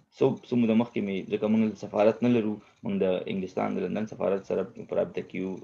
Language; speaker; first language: Pashto; native; Pashto